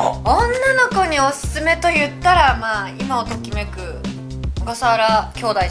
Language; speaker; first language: Japanese; native; Japanese